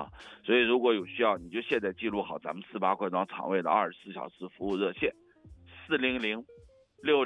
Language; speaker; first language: Chinese; native; Chinese